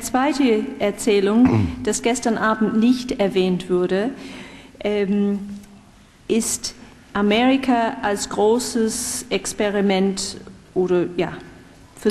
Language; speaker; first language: German; non-native, fluent; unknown